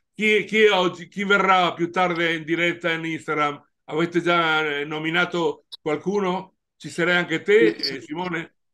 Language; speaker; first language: Italian; native; Italian